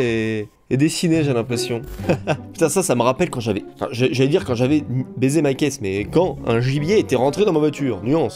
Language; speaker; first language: French; native; French